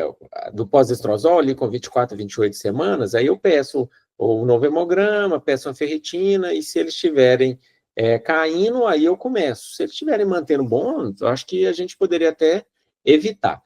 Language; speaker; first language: Portuguese; native; Portuguese